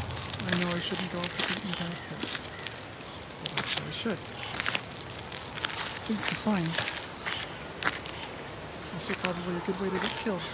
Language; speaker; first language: English; native; English